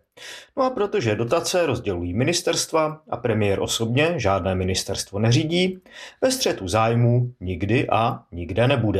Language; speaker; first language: Czech; native; Czech